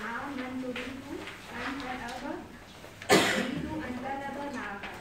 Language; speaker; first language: Arabic; non-native, learner; Urdu